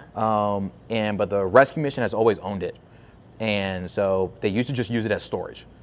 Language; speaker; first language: English; native; English